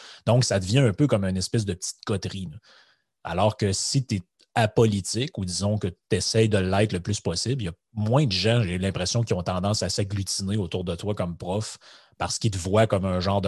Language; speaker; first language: French; native; French